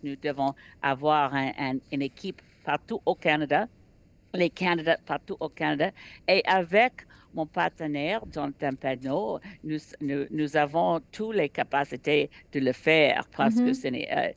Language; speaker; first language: French; non-native, learner; English